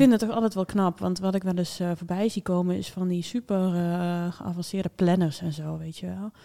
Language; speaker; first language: Dutch; native; Dutch